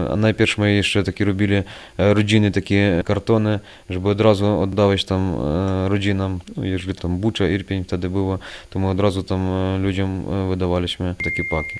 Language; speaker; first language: Polish; non-native, learner; Ukrainian